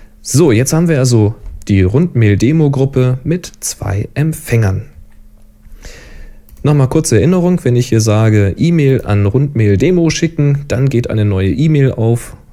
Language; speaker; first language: German; native; German